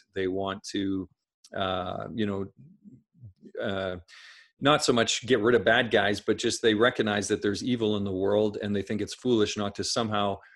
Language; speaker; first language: English; native; English